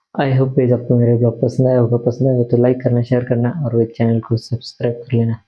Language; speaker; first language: Hindi; non-native, local second language; Marathi